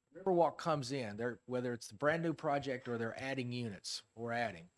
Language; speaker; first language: English; native; English